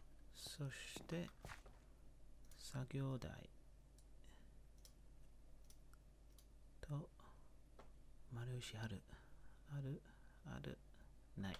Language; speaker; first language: Japanese; non-native, learner; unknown